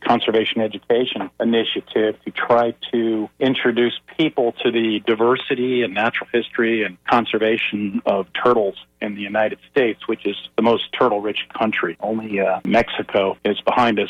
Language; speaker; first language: English; native; English